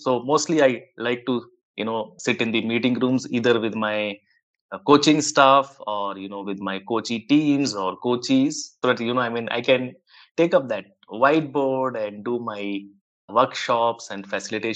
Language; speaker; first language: English; non-native, local second language; Hindi